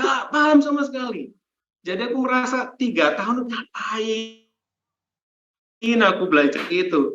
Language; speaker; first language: Indonesian; non-native, fluent; English